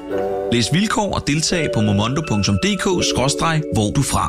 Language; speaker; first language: Danish; native; Danish